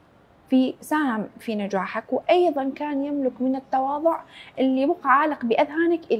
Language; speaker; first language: Arabic; native; Arabic